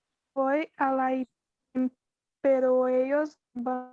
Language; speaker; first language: Spanish; non-native, learner; Portuguese